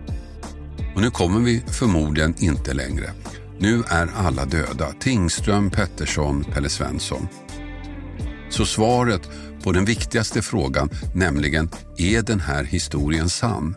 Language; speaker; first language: Swedish; native; Swedish